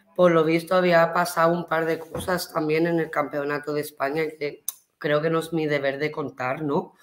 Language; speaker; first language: Spanish; early bilingual, heritage; Spanish